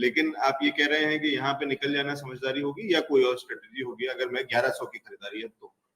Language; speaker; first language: Hindi; native; Hindi